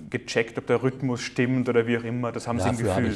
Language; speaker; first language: German; native; German